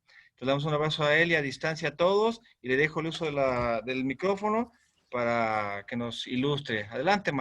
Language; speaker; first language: Spanish; native; Spanish